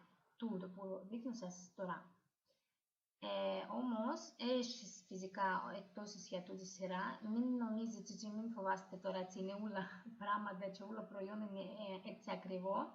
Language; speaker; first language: Greek; non-native, fluent; Russian